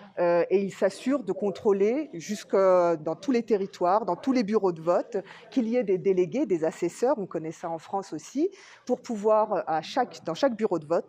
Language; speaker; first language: French; native; French